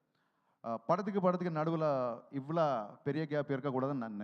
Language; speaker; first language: Tamil; non-native, learner; Telugu